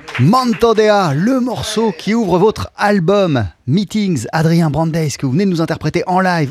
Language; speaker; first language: French; native; French